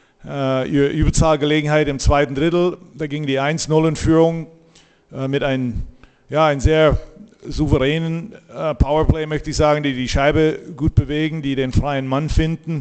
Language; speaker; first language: German; native; German